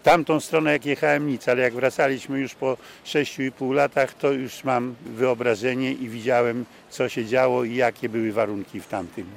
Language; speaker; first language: Polish; native; Polish